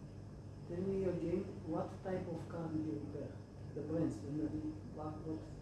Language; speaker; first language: English; non-native, fluent; Romanian